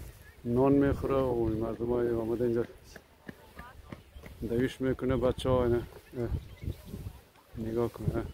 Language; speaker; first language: Persian; native; Persian